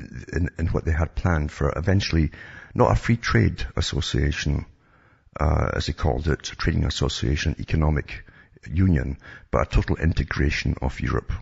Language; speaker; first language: English; native; English